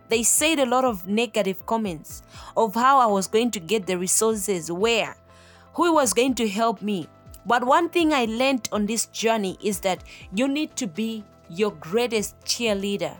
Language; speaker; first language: English; non-native, local second language; Nyanja